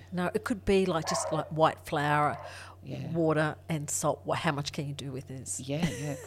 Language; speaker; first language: English; native; English